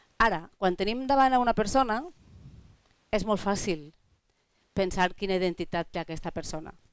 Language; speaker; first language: Catalan; non-native, local second language; Spanish